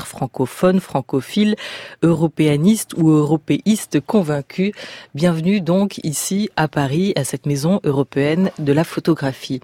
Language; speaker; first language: French; native; French